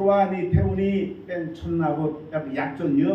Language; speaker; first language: Thai; non-native, learner; Korean